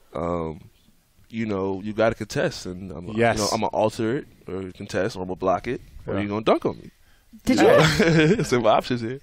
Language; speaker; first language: English; native; English